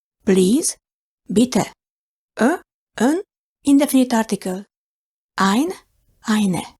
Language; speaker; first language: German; non-native, fluent; Hungarian